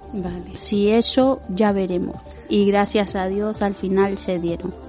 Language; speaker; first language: Spanish; native; Spanish